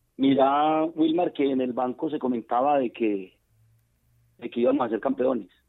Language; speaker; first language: Spanish; native; Spanish